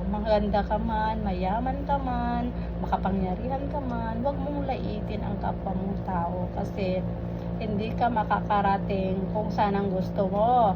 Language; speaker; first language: Filipino; non-native, local second language; Iloko